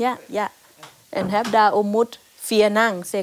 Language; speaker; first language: Dutch; non-native, learner; Thai